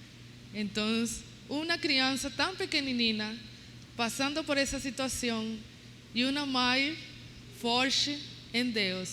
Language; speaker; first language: Portuguese; non-native, learner; Spanish